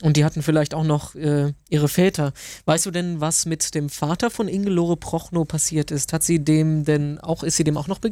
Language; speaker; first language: German; native; German